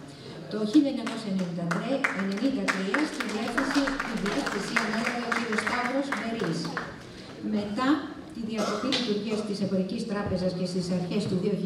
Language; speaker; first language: Greek; native; Greek